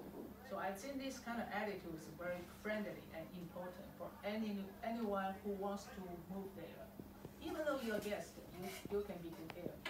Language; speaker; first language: English; non-native, fluent; Chinese